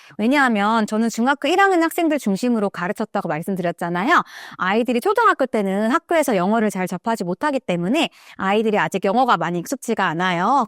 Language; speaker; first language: Korean; native; Korean